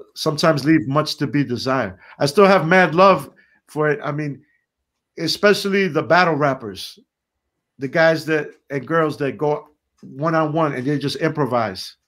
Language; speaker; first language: English; early bilingual, other home language; Spanish